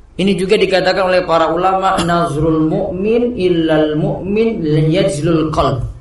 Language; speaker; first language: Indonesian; native; Indonesian